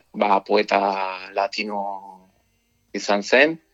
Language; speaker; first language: Basque; non-native, learner; Italian